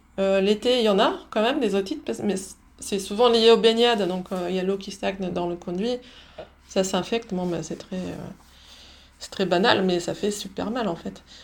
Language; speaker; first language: French; early bilingual, other home language; Dutch